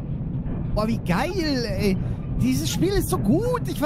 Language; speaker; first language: German; native; German